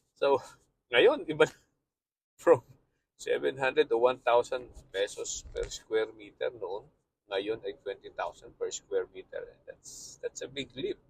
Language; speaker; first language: Filipino; native; Filipino